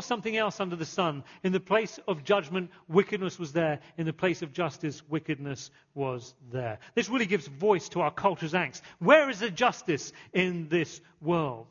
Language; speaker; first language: English; native; English